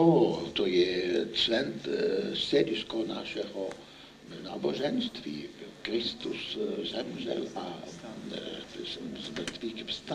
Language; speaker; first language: Czech; non-native, learner; Italian